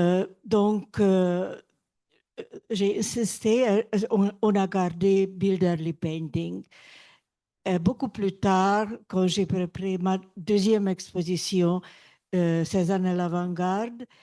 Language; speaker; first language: French; non-native, fluent; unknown